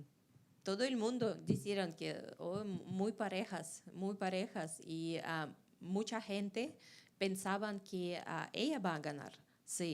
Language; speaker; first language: Spanish; non-native, fluent; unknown